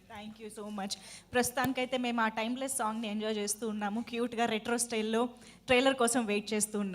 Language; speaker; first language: Telugu; native; Telugu